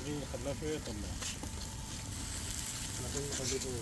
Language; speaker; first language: Arabic; native; Arabic